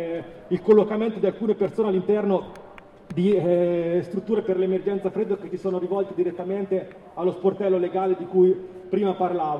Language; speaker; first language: Italian; native; Italian